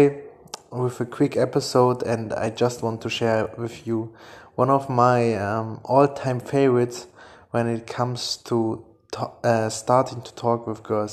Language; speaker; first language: English; non-native, fluent; German